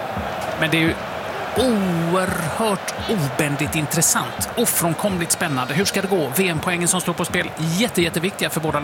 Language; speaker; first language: Swedish; native; Swedish